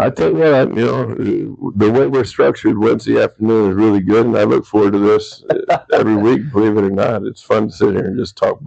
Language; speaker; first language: English; native; English